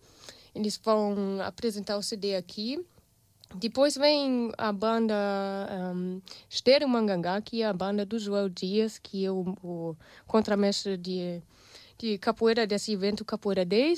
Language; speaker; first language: Portuguese; non-native, fluent; German